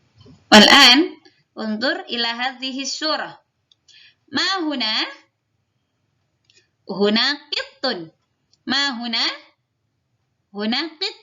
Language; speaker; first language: Arabic; non-native, fluent; Indonesian